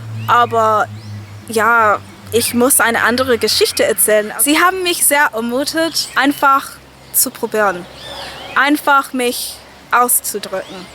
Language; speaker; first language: German; non-native, fluent; English